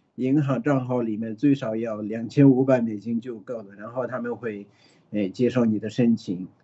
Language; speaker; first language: Chinese; early bilingual, other home language; Tibetan